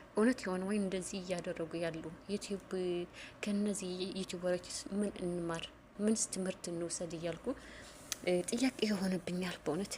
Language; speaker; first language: Amharic; non-native, local second language; Tigrinya